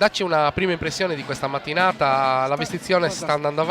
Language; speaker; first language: Italian; native; Italian